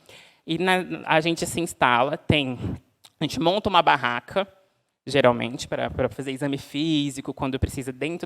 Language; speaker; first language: Portuguese; native; Portuguese